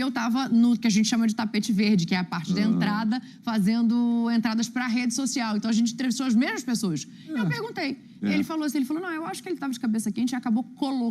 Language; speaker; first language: Portuguese; native; Portuguese